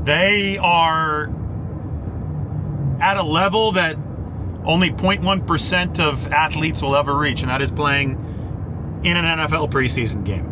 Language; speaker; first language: English; native; English